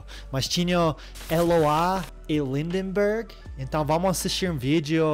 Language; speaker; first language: Portuguese; non-native, fluent; English